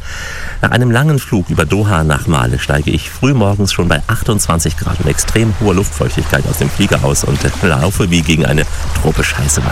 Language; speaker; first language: German; native; German